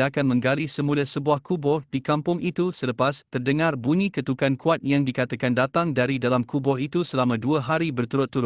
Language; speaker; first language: Malay; native; Malay